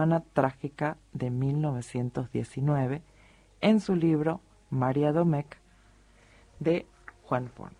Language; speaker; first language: Spanish; native; Spanish